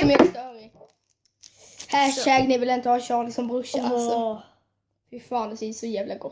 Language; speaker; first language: Swedish; native; Swedish